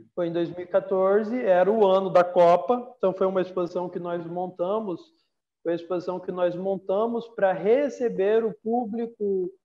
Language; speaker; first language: Portuguese; native; Portuguese